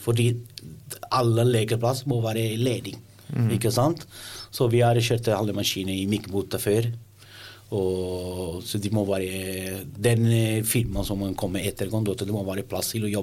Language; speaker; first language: Norwegian; non-native, learner; Italian